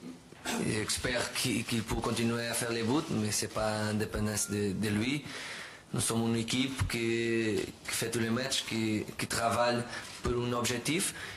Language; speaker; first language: French; non-native, learner; Portuguese